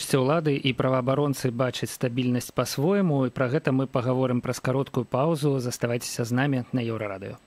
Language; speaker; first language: Belarusian; native; Belarusian